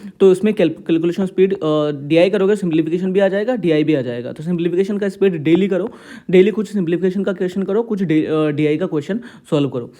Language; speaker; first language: Hindi; non-native, local second language; Assamese